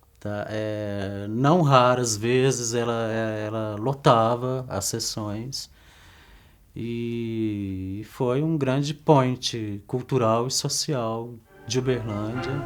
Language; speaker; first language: Portuguese; native; Portuguese